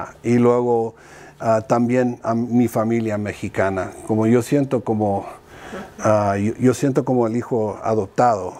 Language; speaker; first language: Spanish; early bilingual, heritage; Spanish